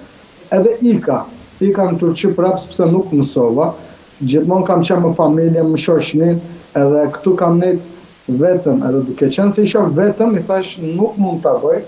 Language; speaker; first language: Albanian; non-native, fluent; Turkish